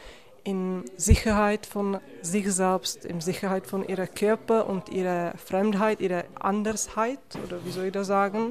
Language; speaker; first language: German; non-native, fluent; Czech